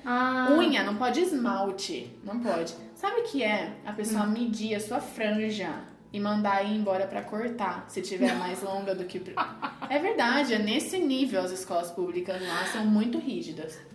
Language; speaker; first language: Portuguese; early bilingual, heritage; Portuguese